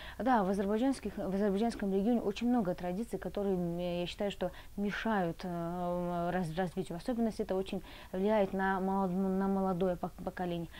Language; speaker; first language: Russian; non-native, fluent; Azerbaijani